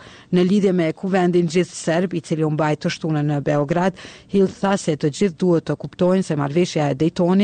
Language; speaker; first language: Albanian; native; Albanian